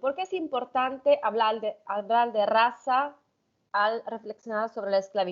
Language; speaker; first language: Spanish; non-native, fluent; Italian